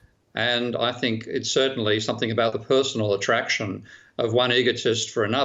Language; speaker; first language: English; native; English